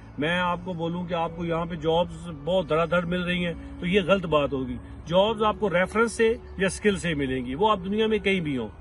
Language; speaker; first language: Urdu; native; Urdu